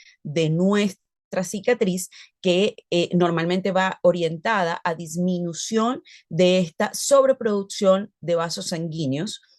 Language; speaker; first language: Spanish; native; Spanish